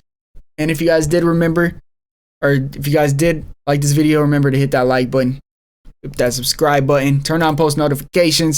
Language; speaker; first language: English; native; English